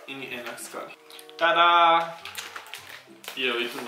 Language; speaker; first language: Indonesian; non-native, learner; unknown